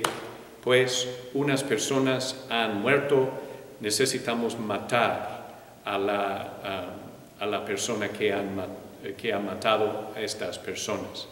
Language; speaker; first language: Spanish; non-native, fluent; English